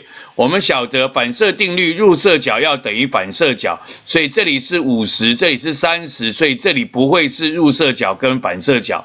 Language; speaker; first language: Chinese; native; Chinese